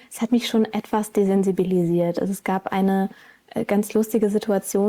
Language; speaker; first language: German; native; German